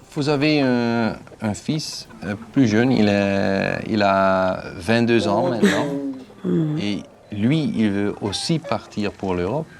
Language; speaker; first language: French; non-native, fluent; Dutch